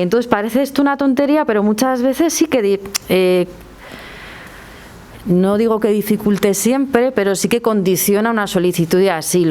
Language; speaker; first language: Spanish; native; Spanish